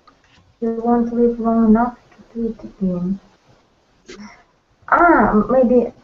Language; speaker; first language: English; non-native, learner; Russian